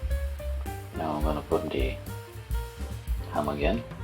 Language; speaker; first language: English; non-native, fluent; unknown